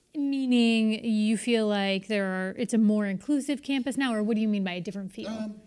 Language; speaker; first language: English; native; English